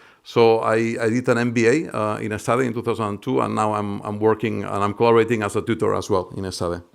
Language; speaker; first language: English; non-native, fluent; Catalan